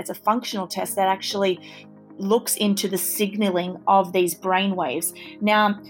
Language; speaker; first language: English; native; English